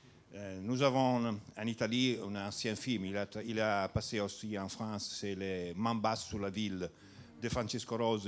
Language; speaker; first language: French; non-native, learner; Italian